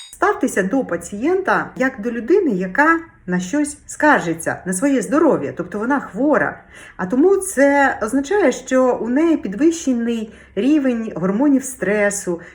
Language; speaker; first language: Ukrainian; native; Ukrainian